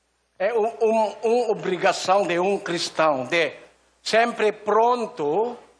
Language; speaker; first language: Portuguese; non-native, learner; Filipino